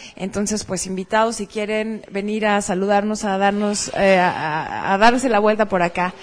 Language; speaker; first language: Spanish; native; Spanish